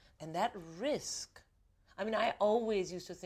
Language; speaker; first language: English; non-native, local second language; Hindi